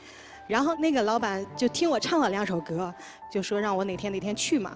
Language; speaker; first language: Chinese; native; Chinese